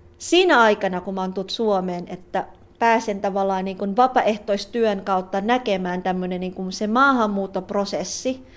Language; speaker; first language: Finnish; non-native, fluent; Filipino